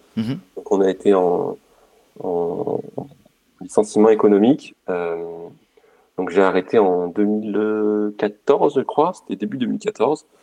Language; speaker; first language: French; native; French